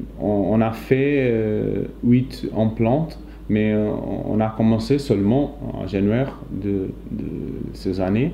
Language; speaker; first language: French; non-native, fluent; Portuguese